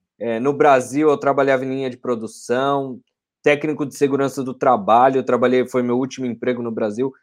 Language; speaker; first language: Portuguese; native; Portuguese